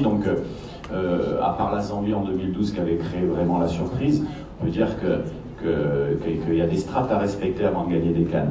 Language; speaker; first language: French; native; French